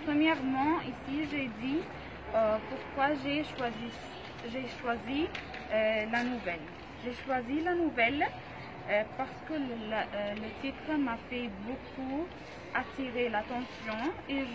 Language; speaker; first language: French; non-native, learner; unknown